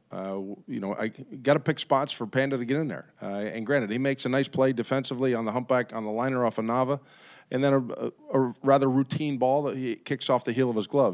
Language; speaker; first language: English; native; English